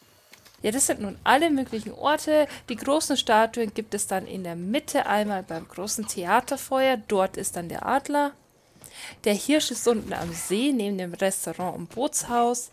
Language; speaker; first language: German; native; German